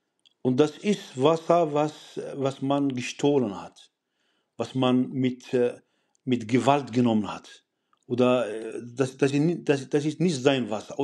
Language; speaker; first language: German; non-native, fluent; Arabic